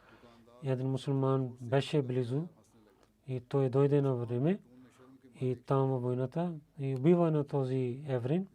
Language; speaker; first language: Bulgarian; non-native, learner; Urdu